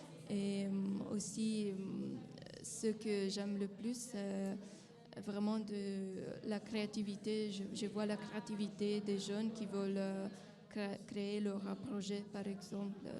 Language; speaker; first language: French; non-native, fluent; Italian